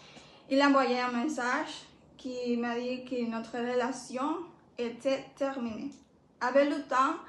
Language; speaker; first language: French; non-native, learner; Spanish